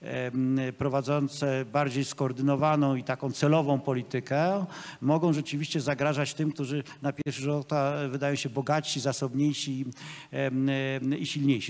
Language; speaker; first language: Polish; native; Polish